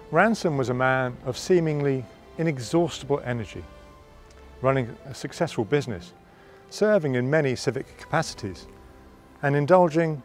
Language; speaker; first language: English; native; English